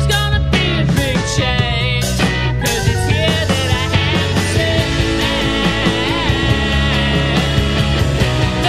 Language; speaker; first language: English; native; English